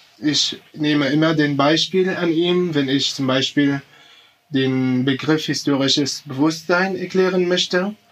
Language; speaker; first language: German; non-native, fluent; Arabic